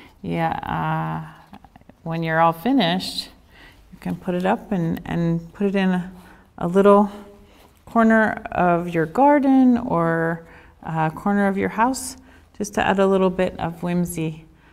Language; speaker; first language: English; native; English